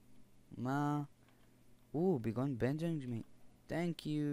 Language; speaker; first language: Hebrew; native; Hebrew